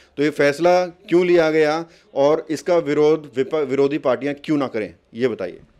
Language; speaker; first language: Hindi; native; Hindi